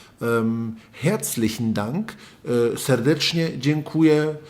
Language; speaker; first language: Polish; early bilingual, other home language; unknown